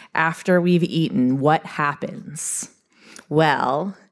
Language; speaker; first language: English; native; English